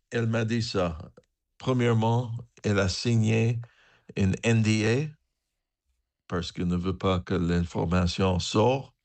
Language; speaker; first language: French; non-native, learner; English